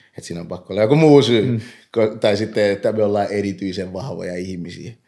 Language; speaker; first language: Finnish; early bilingual, other home language; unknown